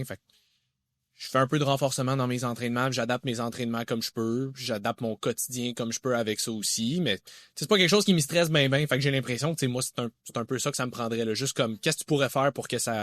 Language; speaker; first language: French; native; French